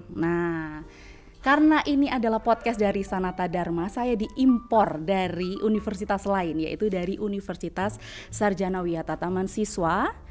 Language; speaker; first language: Indonesian; native; Indonesian